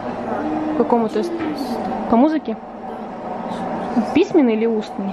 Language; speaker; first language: Russian; native; Russian